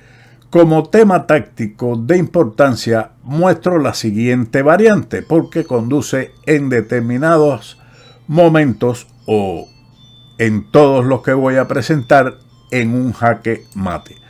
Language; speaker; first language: Spanish; native; Spanish